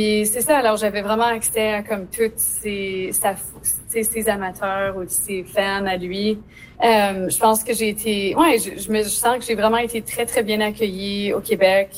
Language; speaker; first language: French; native; French